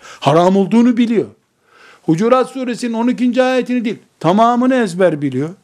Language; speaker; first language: Turkish; native; Turkish